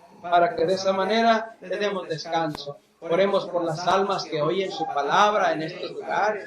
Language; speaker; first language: Spanish; native; Spanish